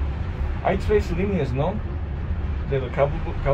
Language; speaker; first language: Spanish; non-native, learner; English